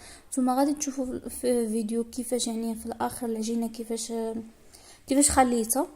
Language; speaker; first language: Arabic; native; Arabic